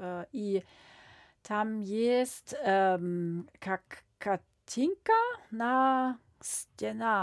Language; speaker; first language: Russian; non-native, learner; German